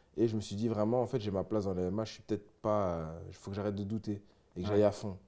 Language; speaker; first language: French; native; French